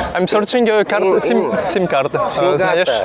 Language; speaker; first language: English; non-native, learner; French